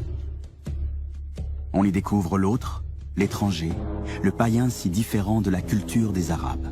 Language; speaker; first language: French; native; French